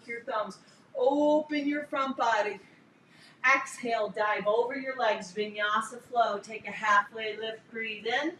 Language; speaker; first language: English; native; English